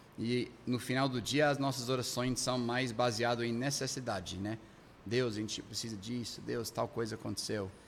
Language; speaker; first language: Portuguese; non-native, fluent; English